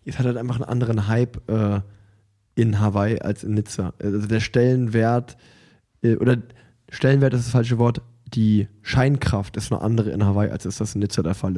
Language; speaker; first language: German; native; German